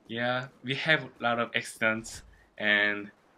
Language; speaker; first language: English; non-native, learner; Korean